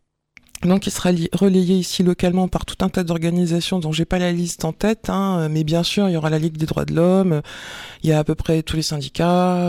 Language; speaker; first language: French; native; French